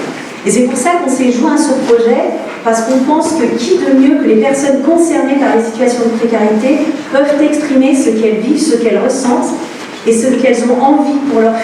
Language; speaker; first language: French; native; French